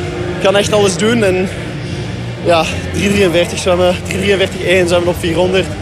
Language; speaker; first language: Dutch; non-native, local second language; French